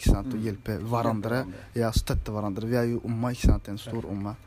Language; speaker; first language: Norwegian; early bilingual, other home language; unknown